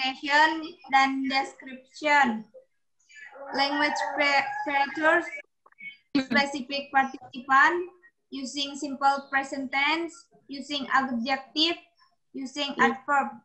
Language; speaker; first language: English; non-native, learner; Indonesian